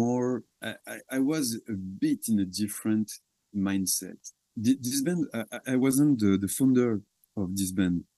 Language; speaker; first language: English; non-native, fluent; French